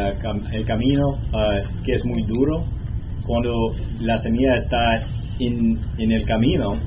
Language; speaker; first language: Spanish; non-native, learner; English